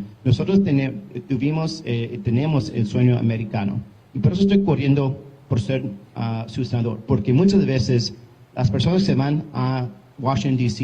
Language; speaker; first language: Spanish; early bilingual, heritage; English